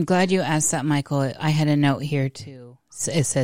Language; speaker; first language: English; native; English